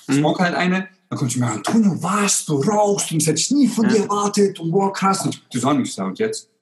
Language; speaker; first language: German; early bilingual, other home language; Croatian